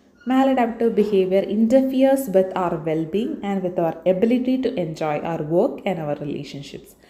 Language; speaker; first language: English; non-native, local second language; Malayalam